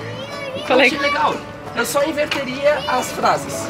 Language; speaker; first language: Portuguese; native; Portuguese